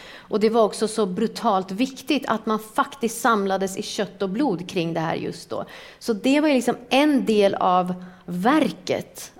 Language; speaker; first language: Swedish; early bilingual, other home language; Persian